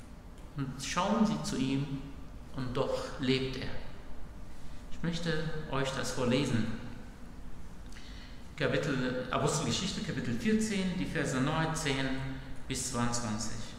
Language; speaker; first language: German; non-native, fluent; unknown